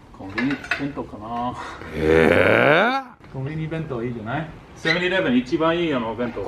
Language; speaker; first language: Japanese; non-native, learner; English